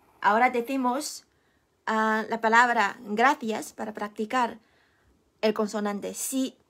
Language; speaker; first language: Spanish; non-native, fluent; Chinese